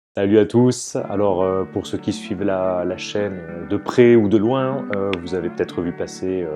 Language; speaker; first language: French; native; French